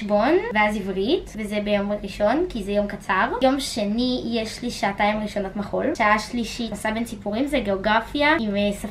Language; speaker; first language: Hebrew; native; Hebrew